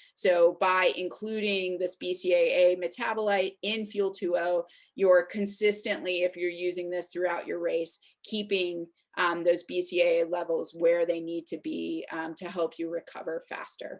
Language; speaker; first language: English; native; English